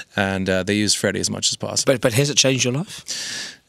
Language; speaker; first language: English; native; English